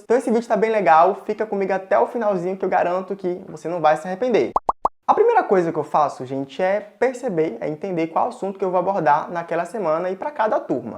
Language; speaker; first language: Portuguese; native; Portuguese